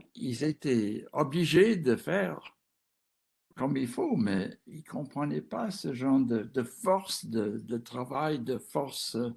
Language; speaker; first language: French; non-native, fluent; English